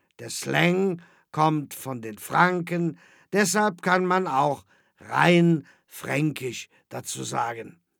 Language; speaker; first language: German; native; German